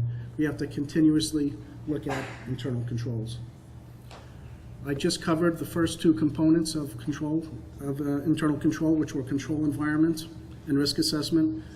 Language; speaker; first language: English; native; English